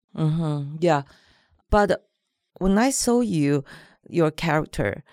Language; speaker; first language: English; non-native, learner; Chinese